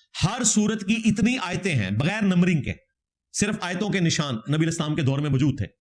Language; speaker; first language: Urdu; native; Urdu